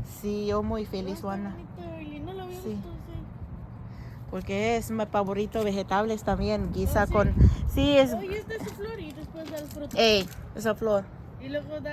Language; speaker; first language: Spanish; non-native, learner; Filipino